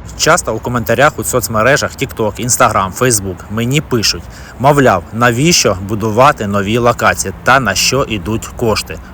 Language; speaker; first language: Ukrainian; native; Ukrainian